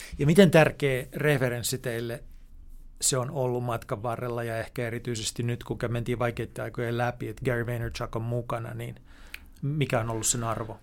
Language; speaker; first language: Finnish; native; Finnish